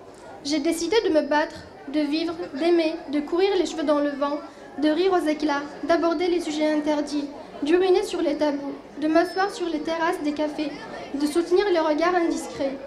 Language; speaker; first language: French; non-native, local second language; Kabyle